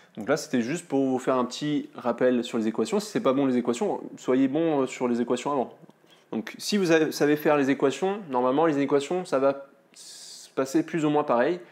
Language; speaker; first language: French; native; French